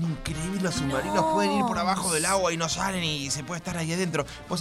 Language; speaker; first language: Spanish; native; Spanish